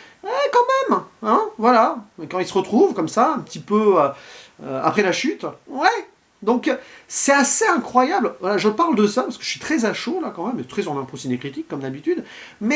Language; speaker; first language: French; native; French